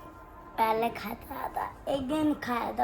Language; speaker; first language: Hindi; non-native, local second language; Gujarati